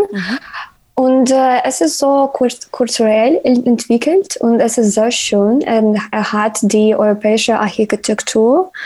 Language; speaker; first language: German; non-native, learner; Ukrainian